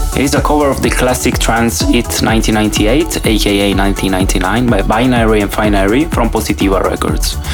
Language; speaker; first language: English; non-native, fluent; Italian